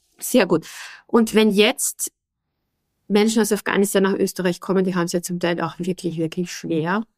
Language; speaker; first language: German; native; German